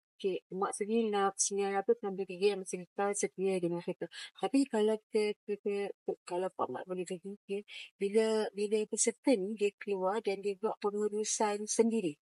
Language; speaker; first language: Malay; native; Malay